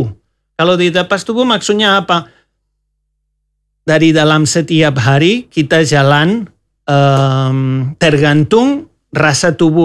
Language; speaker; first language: Indonesian; non-native, learner; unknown